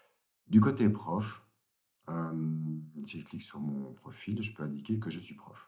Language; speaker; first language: French; native; French